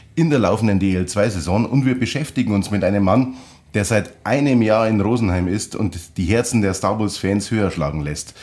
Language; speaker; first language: German; native; German